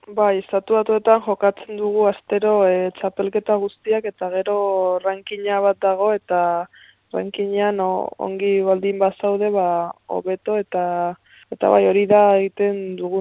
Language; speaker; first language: Basque; non-native, local second language; Spanish